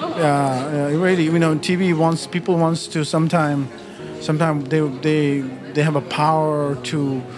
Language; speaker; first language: English; non-native, local second language; Nepali